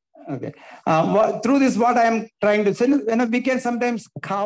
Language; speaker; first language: English; non-native, local second language; Malayalam